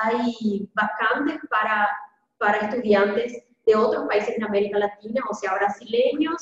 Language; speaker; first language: Spanish; early bilingual, heritage; Spanish